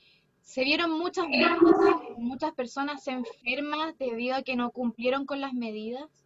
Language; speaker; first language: Spanish; native; Spanish